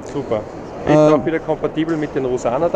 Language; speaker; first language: German; native; German